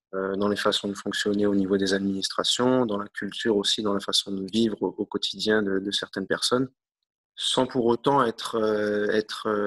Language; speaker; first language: French; native; French